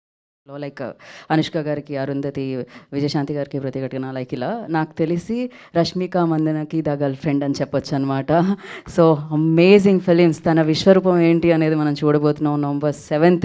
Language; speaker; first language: Telugu; native; Telugu